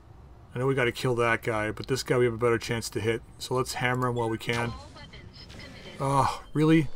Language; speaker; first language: English; native; English